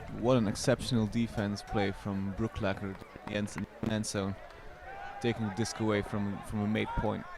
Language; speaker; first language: English; non-native, fluent; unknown